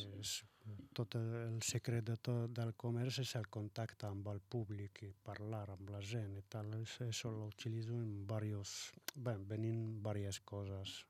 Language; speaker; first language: Catalan; non-native, learner; Arabic